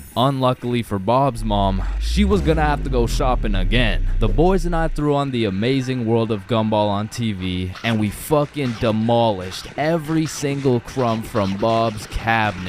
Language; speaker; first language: English; native; English